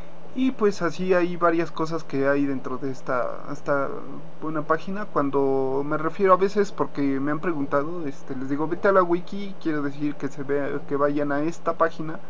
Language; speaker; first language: Spanish; native; Spanish